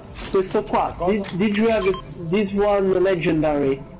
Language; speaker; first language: English; non-native, learner; Italian